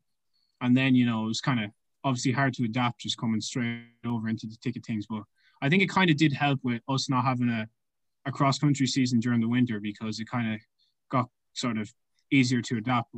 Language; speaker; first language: English; native; English